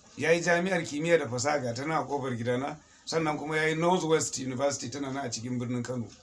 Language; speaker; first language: Hausa; native; Hausa